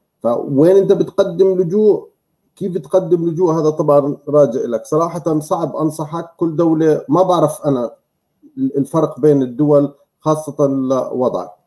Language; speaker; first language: Arabic; native; Arabic